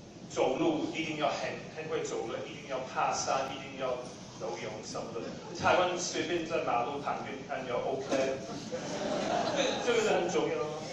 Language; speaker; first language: Chinese; non-native, fluent; English